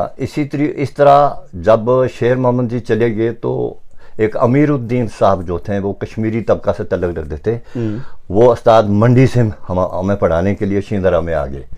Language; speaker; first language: Urdu; non-native, local second language; Pahari-Potwari